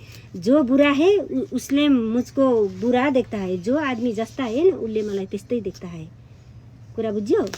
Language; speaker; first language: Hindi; non-native, learner; Nepali